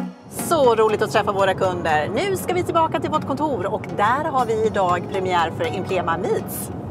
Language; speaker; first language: Swedish; native; Swedish